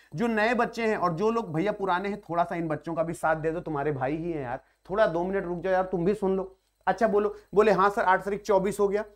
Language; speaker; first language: Hindi; native; Hindi